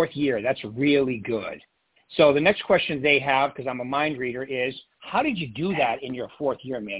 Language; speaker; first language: English; native; English